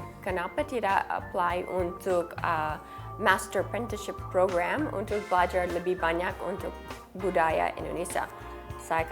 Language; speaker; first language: Indonesian; non-native, learner; English